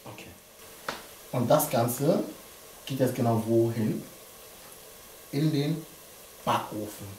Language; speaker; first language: German; early bilingual, other home language; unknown